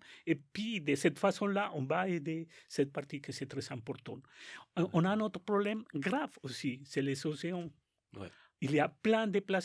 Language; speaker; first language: French; non-native, learner; Spanish